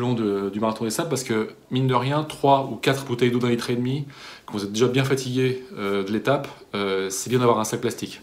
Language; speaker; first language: French; native; French